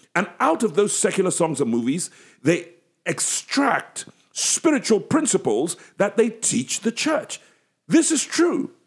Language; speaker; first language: English; native; English